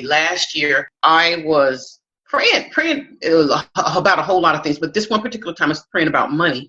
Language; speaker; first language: English; native; English